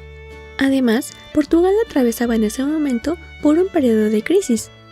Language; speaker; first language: Spanish; native; Spanish